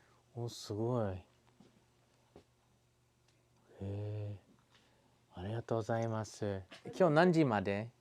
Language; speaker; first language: Japanese; non-native, learner; English